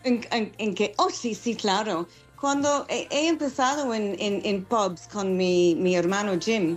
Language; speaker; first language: Spanish; non-native, fluent; English